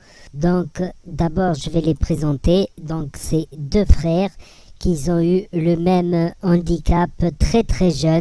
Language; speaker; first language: French; native; French